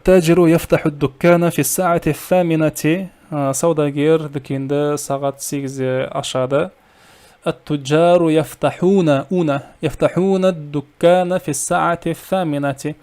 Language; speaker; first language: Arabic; non-native, fluent; Kazakh